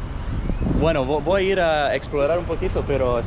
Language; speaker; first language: Spanish; non-native, learner; English